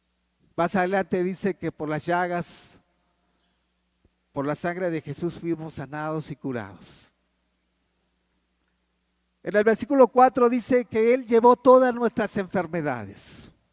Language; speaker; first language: Spanish; native; Spanish